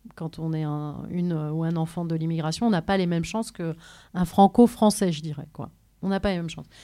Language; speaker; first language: French; early bilingual, other home language; Kabyle